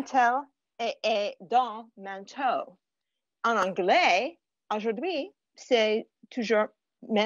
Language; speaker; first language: French; non-native, learner; English